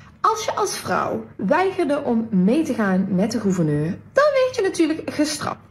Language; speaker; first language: Dutch; native; Dutch